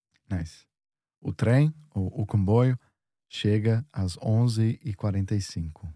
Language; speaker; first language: Portuguese; native; Portuguese